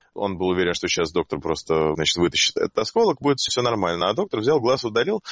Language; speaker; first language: Russian; native; Russian